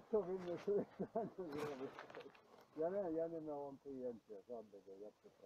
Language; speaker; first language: Polish; non-native, learner; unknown